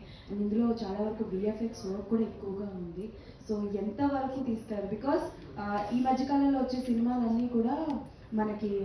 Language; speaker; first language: Telugu; native; Telugu